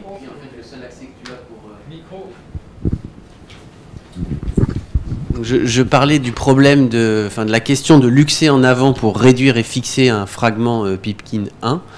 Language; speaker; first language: French; native; French